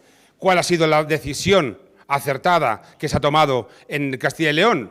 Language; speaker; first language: Spanish; native; Spanish